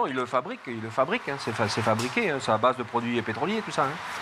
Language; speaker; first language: French; native; French